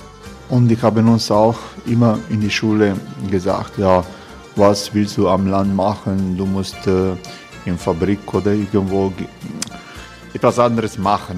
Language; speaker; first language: German; non-native, fluent; Croatian